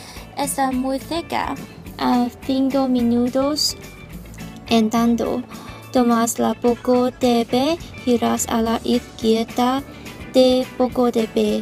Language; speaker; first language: Spanish; non-native, learner; Cantonese